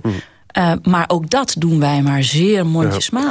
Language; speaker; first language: Dutch; native; Dutch